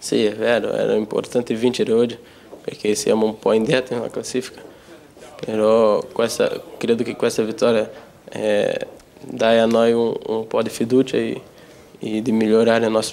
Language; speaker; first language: Italian; non-native, learner; Portuguese